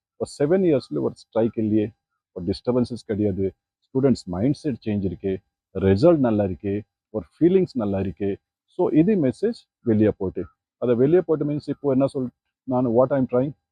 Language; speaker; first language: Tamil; non-native, learner; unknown